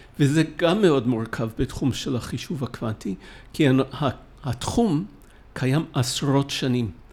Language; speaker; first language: Hebrew; non-native, fluent; English